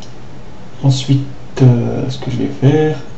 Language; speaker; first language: French; native; French